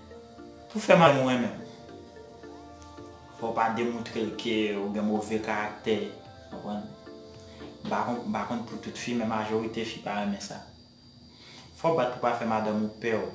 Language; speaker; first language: French; non-native, learner; Haitian Creole